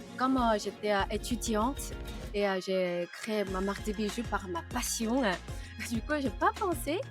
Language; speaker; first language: French; non-native, fluent; Korean